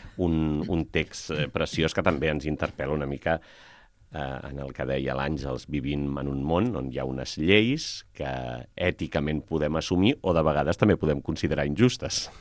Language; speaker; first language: Catalan; native; Catalan